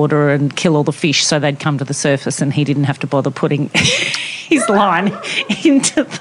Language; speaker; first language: English; non-native, local second language; Italian